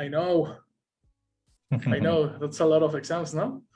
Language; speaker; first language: English; non-native, fluent; Spanish